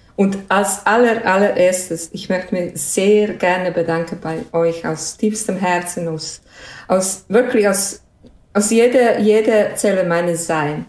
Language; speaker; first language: German; non-native, fluent; Bosnian